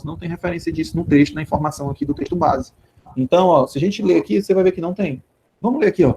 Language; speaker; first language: Portuguese; native; Portuguese